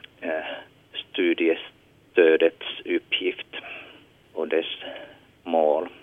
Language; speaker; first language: Swedish; non-native, local second language; Finnish